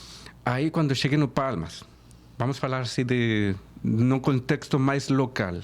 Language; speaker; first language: Portuguese; non-native, fluent; Spanish